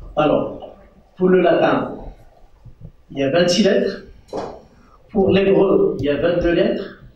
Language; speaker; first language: French; non-native, local second language; Central Atlas Tamazight